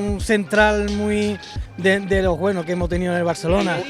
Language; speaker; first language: Spanish; native; Spanish